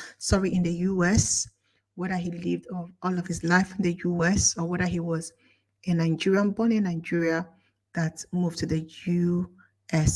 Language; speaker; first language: English; non-native, local second language; Igbo